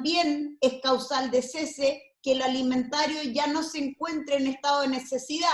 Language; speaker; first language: Spanish; native; Spanish